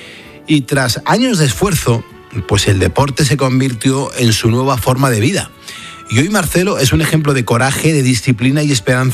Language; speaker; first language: Spanish; native; Spanish